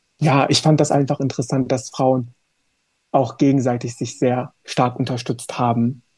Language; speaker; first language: German; early bilingual, other home language; Turkish